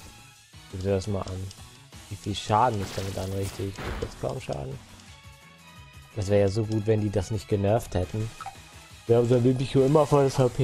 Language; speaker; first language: German; native; German